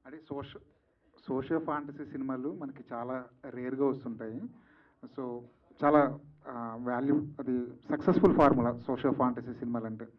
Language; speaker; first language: Telugu; native; Telugu